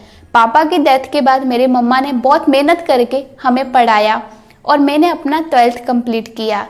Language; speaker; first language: Hindi; native; Hindi